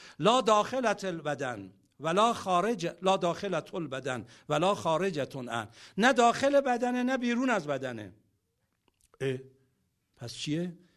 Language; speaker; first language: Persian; native; Persian